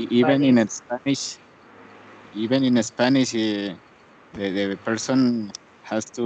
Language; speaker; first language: English; non-native, learner; Spanish